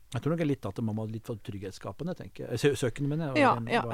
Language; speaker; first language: Norwegian; native; Norwegian